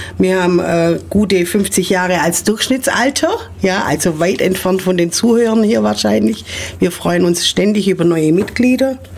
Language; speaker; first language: German; native; German